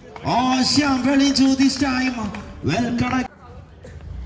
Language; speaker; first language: English; non-native, local second language; Malayalam